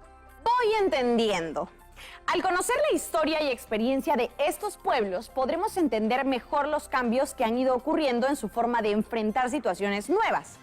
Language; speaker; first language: Spanish; native; Spanish